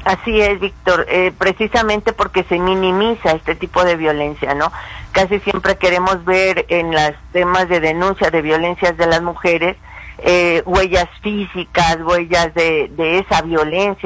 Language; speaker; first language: Spanish; native; Spanish